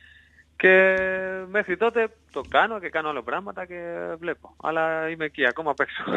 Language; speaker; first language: Greek; non-native, learner; Spanish